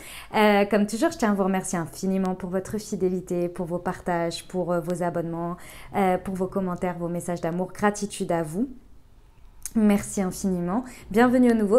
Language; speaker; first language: French; native; French